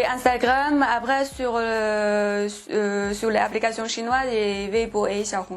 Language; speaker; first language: French; non-native, fluent; Chinese